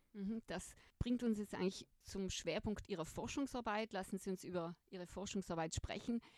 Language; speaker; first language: German; native; German